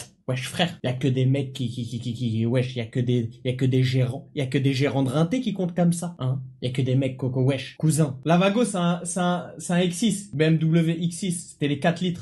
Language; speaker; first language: French; native; French